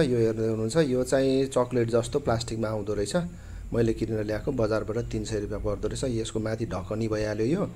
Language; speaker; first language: Nepali; non-native, local second language; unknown